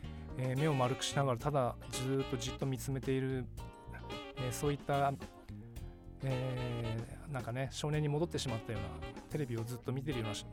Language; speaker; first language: Japanese; native; Japanese